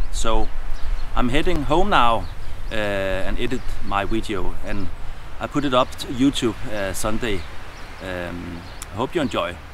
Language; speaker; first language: English; non-native, fluent; Danish